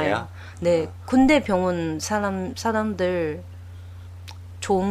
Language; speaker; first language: Korean; non-native, learner; Chinese